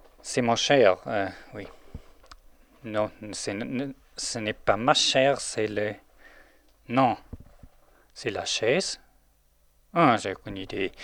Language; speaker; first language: French; non-native, local second language; German